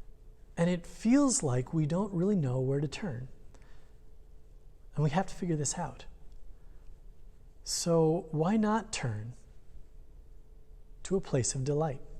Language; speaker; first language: English; native; English